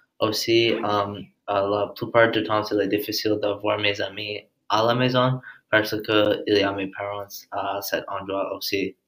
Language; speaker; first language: French; non-native, learner; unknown